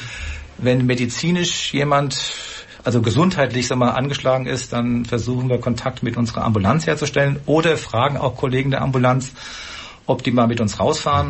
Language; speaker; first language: German; native; German